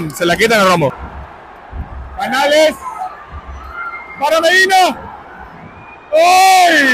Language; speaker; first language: Spanish; native; Spanish